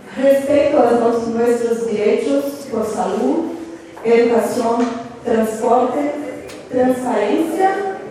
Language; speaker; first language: Spanish; non-native, learner; Portuguese